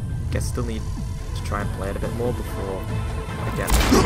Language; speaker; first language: English; native; English